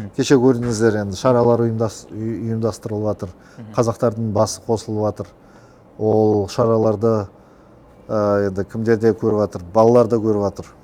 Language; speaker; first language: Kazakh; non-native, local second language; Russian